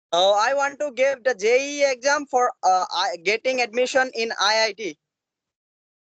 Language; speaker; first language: English; non-native, learner; Assamese